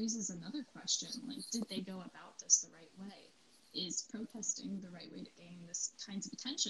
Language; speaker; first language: English; native; English